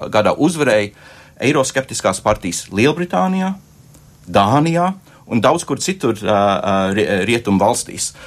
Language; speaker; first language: Latvian; native; Latvian